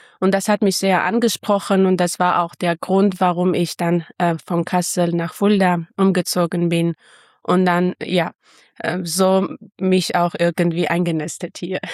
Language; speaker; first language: German; non-native, fluent; Armenian